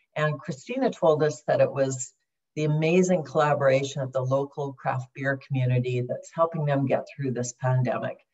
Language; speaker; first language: English; native; English